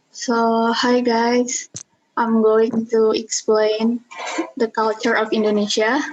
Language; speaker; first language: English; non-native, learner; Indonesian